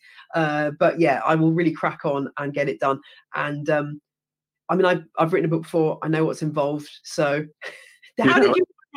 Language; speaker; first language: English; native; English